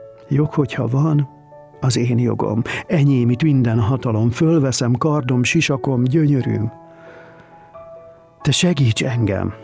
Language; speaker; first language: Hungarian; native; Hungarian